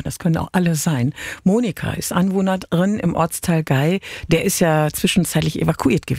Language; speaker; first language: German; native; German